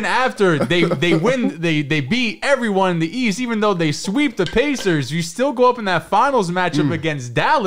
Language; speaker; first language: English; native; English